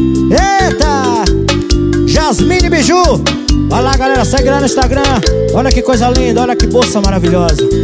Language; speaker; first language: Portuguese; native; Portuguese